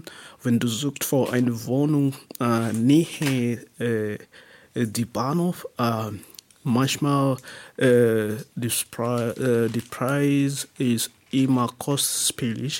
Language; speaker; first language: German; non-native, learner; English